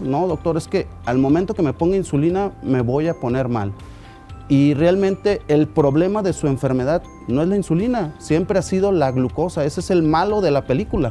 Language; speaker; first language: Spanish; native; Spanish